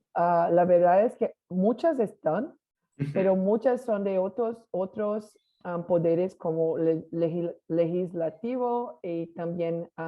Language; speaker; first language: Spanish; non-native, learner; Portuguese